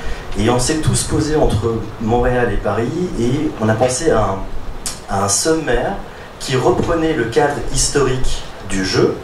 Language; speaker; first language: French; native; French